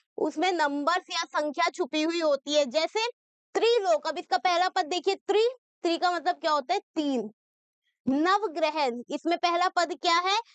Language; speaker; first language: Hindi; native; Hindi